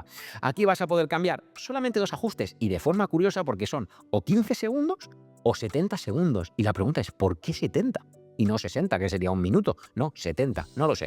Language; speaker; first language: Spanish; native; Spanish